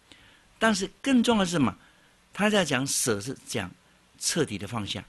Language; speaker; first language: Chinese; native; Chinese